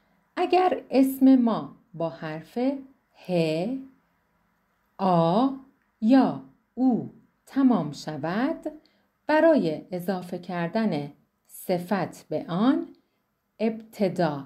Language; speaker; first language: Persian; non-native, fluent; Turkish